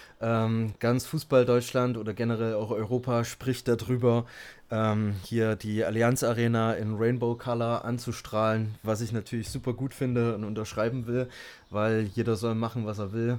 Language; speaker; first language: German; native; German